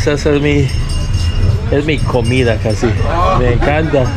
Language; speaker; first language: Spanish; non-native, learner; English